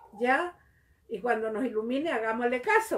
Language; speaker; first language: Spanish; native; Spanish